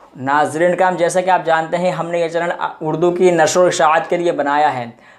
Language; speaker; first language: Urdu; native; Urdu